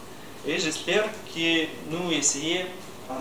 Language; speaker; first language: French; non-native, learner; Romanian